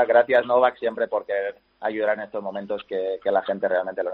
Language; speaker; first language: Spanish; native; Spanish